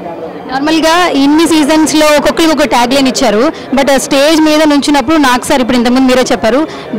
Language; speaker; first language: Telugu; native; Telugu